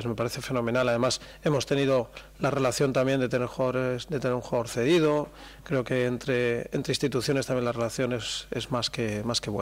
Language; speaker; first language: Spanish; native; Spanish